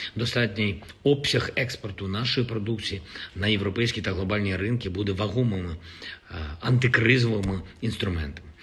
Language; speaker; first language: Ukrainian; non-native, local second language; Russian